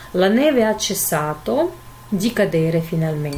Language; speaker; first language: Italian; non-native, fluent; Russian